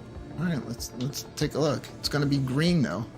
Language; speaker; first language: English; native; English